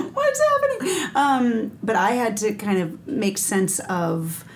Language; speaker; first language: English; native; English